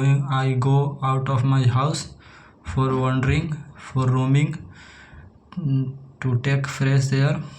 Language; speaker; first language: English; non-native, learner; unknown